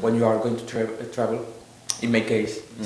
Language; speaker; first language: English; non-native, learner; Korean